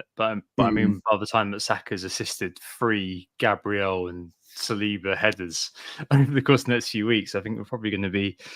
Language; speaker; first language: English; native; English